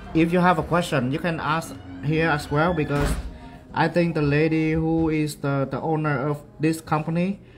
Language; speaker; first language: English; non-native, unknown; Vietnamese